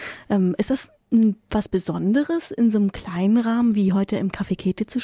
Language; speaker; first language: German; native; German